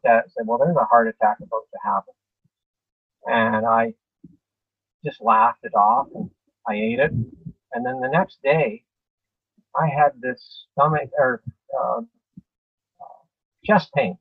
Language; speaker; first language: English; native; English